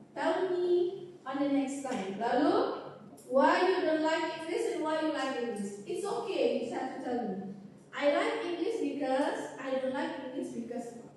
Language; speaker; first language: English; non-native, fluent; Indonesian